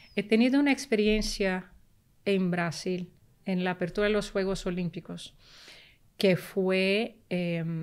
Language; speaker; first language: Spanish; early bilingual, heritage; Spanish